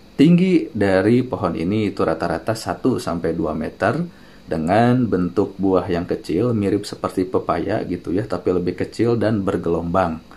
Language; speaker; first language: Indonesian; non-native, local second language; Sundanese